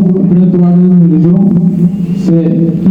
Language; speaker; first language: French; non-native, learner; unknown